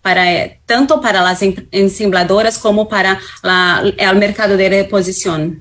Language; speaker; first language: Spanish; non-native, fluent; Portuguese